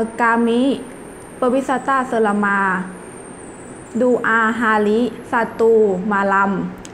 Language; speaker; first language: Indonesian; non-native, learner; Thai